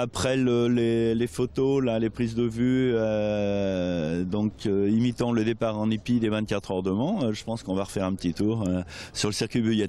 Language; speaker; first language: French; native; French